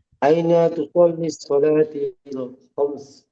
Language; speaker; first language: Arabic; non-native, learner; Indonesian